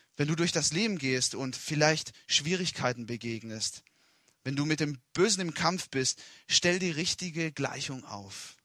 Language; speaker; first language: German; non-native, fluent; Italian